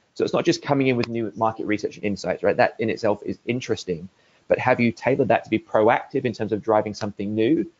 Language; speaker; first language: English; native; English